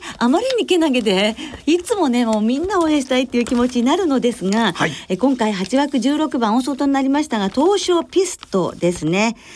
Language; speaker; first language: Japanese; native; Japanese